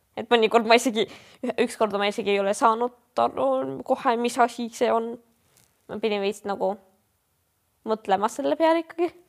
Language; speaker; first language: Estonian; non-native, local second language; Russian